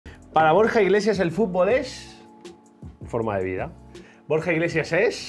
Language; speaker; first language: Spanish; native; Spanish